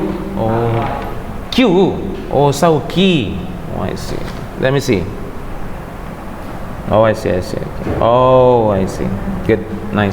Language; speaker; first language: English; non-native, fluent; Indonesian